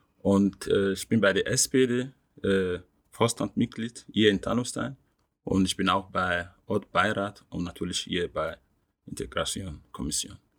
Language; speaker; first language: German; non-native, fluent; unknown